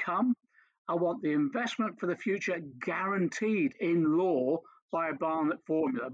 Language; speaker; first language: English; native; English